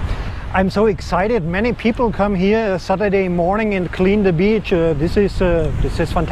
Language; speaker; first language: English; non-native, learner; German